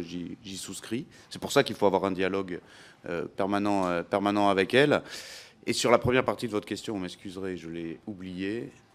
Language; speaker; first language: French; native; French